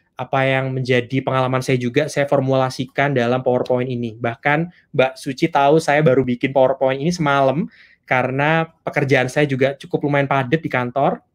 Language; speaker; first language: Indonesian; native; Indonesian